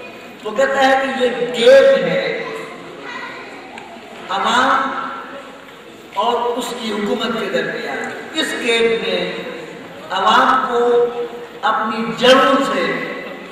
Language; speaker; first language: Urdu; non-native, local second language; Khowar